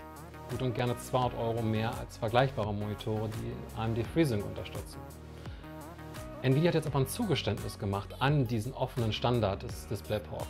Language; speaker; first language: German; native; German